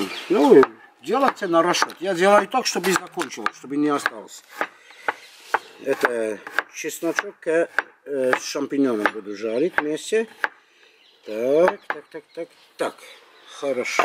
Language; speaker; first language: Russian; non-native, local second language; Armenian